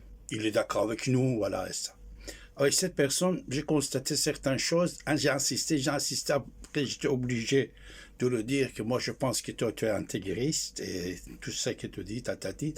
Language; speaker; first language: French; non-native, fluent; Persian